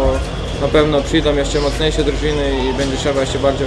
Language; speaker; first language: Polish; non-native, fluent; Croatian